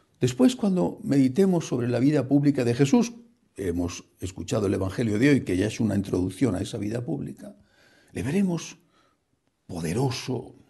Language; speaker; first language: Spanish; native; Spanish